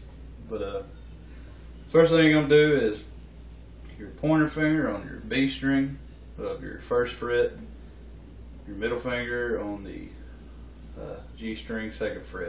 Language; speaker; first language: English; native; English